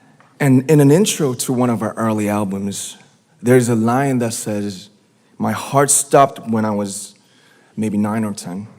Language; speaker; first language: English; non-native, fluent; Korean